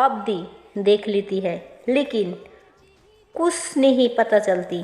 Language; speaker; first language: Hindi; non-native, local second language; Bangla